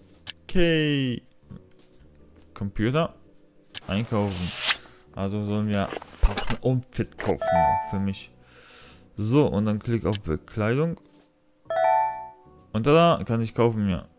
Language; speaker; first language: German; non-native, learner; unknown